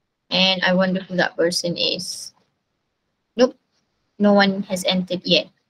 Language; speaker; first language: English; non-native, local second language; Malay